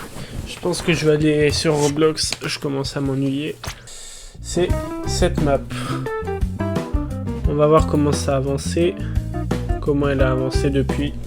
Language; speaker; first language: French; native; French